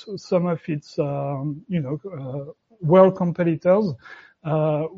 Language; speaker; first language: English; non-native, fluent; French